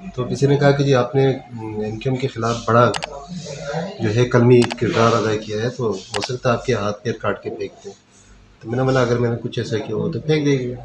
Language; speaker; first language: Urdu; non-native, local second language; Pashto